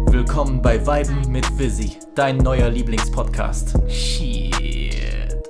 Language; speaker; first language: German; native; German